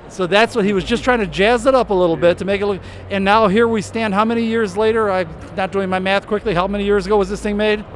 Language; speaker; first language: English; native; English